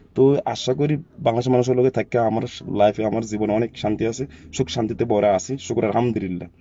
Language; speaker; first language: Bangla; non-native, fluent; Zulu